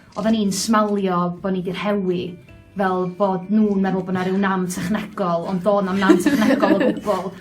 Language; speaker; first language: Welsh; native; Welsh